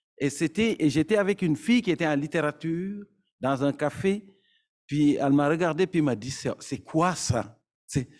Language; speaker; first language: French; non-native, local second language; Serer